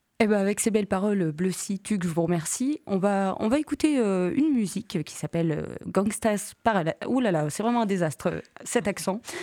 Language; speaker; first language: French; native; French